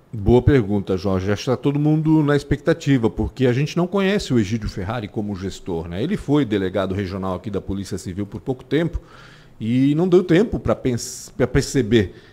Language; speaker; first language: Portuguese; early bilingual, other home language; Spanish